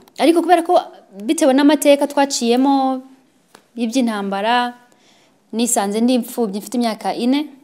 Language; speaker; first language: Kinyarwanda; native; Kinyarwanda